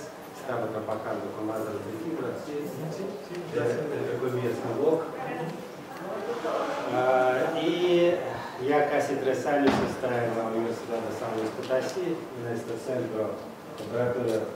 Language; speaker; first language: Spanish; non-native, fluent; Russian